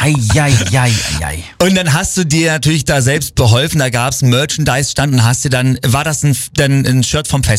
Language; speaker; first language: German; native; German